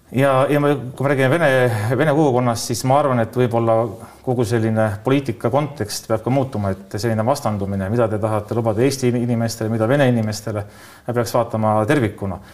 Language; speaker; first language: Estonian; native; Estonian